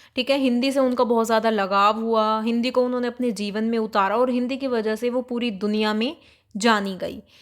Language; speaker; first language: Hindi; native; Hindi